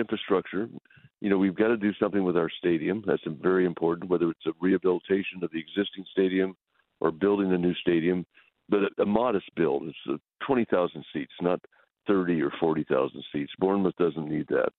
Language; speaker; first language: English; native; English